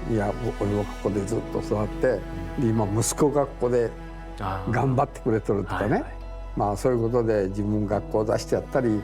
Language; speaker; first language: Japanese; native; Japanese